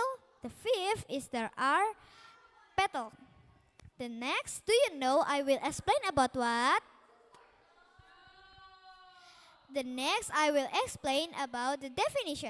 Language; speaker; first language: English; non-native, learner; Indonesian